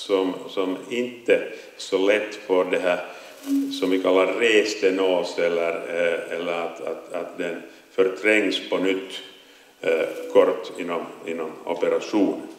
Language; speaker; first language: Swedish; non-native, local second language; Finnish